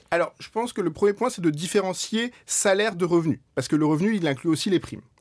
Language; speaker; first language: French; native; French